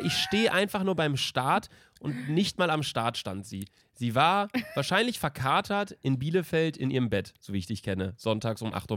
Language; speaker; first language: German; native; German